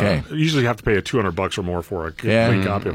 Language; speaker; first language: English; native; English